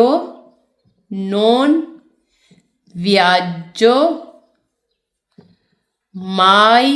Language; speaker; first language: Italian; non-native, fluent; Urdu